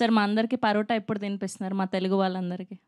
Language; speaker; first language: Telugu; native; Telugu